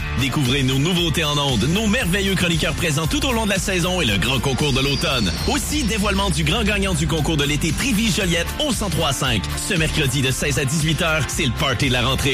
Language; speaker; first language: French; native; French